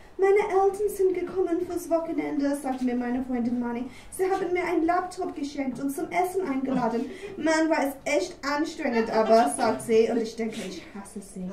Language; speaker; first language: German; non-native, fluent; English